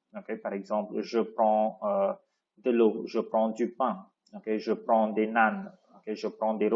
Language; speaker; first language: French; non-native, fluent; Tamil